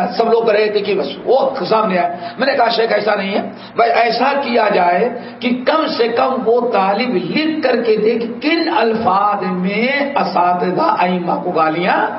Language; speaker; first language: Urdu; native; Urdu